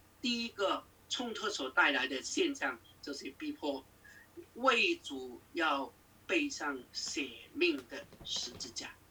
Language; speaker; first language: Chinese; non-native, local second language; Cantonese